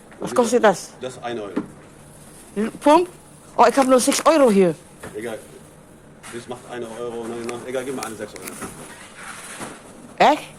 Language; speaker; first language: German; non-native, learner; Filipino